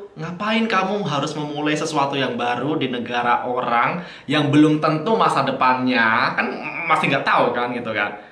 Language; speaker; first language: Indonesian; native; Indonesian